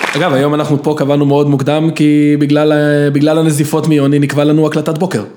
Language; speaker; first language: Hebrew; native; Hebrew